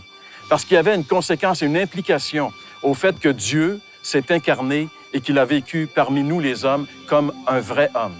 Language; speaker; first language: French; native; French